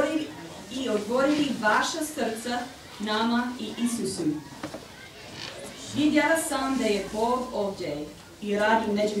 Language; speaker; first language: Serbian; non-native, learner; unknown